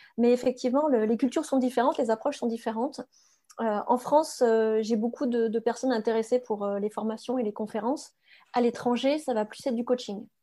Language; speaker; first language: French; native; French